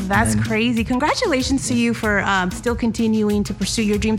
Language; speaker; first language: English; early bilingual, other home language; Spanish